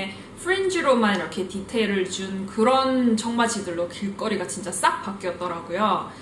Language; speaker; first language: Korean; early bilingual, heritage; Korean